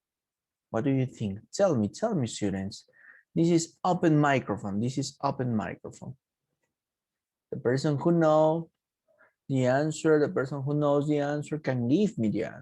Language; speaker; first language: English; non-native, fluent; Spanish